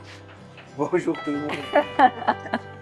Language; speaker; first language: French; native; French